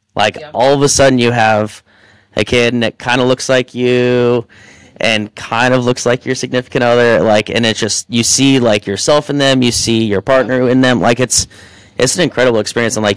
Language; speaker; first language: English; native; English